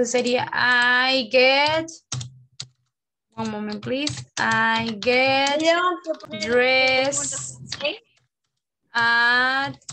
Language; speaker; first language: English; non-native, fluent; Spanish